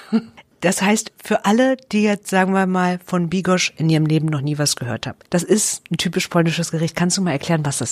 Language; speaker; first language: German; native; German